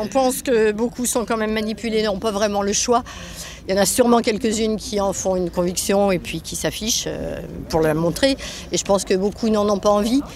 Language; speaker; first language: French; native; French